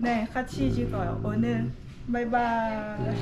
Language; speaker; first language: Korean; non-native, learner; Lao